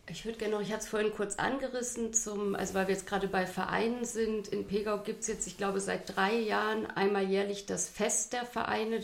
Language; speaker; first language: German; native; German